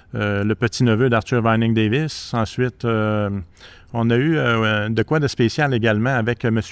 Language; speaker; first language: French; native; French